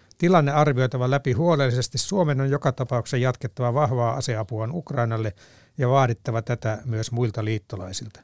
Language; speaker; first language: Finnish; native; Finnish